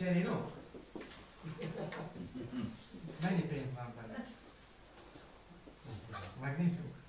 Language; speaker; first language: Hungarian; non-native, learner; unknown